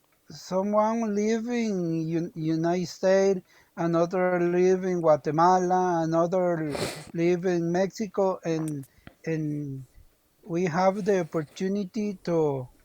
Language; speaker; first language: English; non-native, learner; Spanish